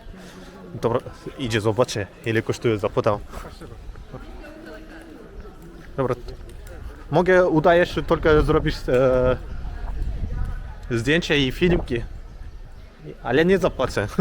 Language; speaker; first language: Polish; non-native, learner; Kazakh